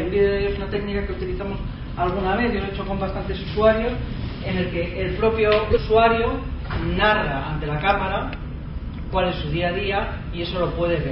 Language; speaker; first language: Spanish; native; Spanish